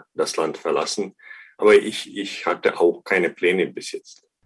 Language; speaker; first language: German; non-native, fluent; Ukrainian